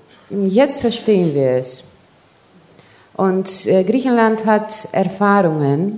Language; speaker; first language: German; non-native, fluent; Greek